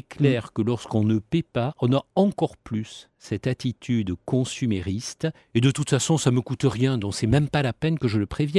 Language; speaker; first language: French; native; French